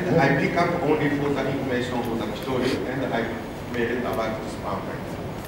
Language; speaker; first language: English; non-native, learner; Japanese